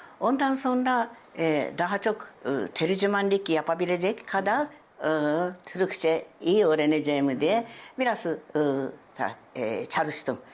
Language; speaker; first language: Turkish; non-native, fluent; Japanese